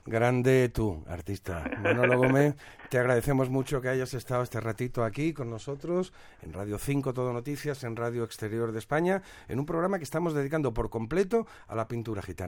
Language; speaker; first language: Spanish; native; Spanish